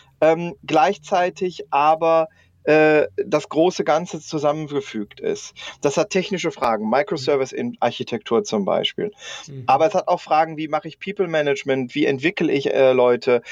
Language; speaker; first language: German; native; German